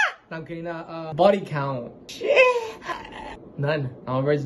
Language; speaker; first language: English; early bilingual, other home language; Spanish